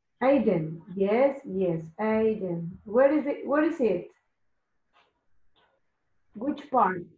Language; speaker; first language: English; non-native, learner; Spanish